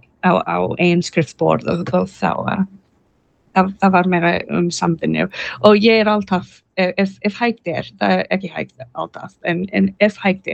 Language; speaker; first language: Icelandic; non-native, learner; English